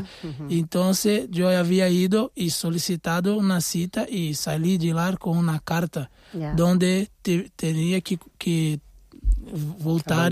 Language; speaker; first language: Spanish; non-native, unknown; Portuguese